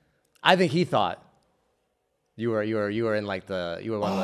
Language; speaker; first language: English; native; English